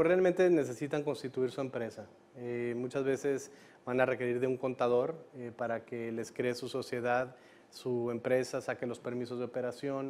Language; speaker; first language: Spanish; native; Spanish